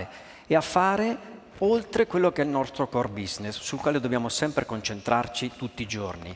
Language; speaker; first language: Italian; native; Italian